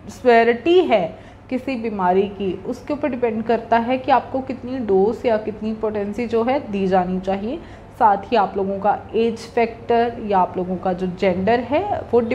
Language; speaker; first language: Hindi; native; Hindi